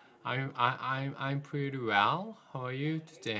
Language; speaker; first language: English; non-native, learner; Korean